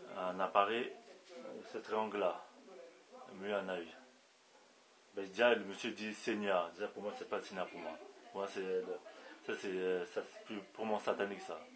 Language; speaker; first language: French; native; French